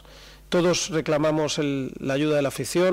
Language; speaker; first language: Spanish; native; Spanish